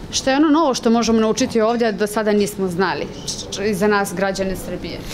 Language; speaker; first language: Serbian; native; Serbian